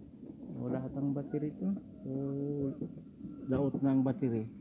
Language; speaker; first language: Filipino; non-native, local second language; Cebuano